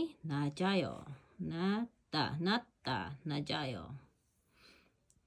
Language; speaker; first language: Korean; non-native, learner; Filipino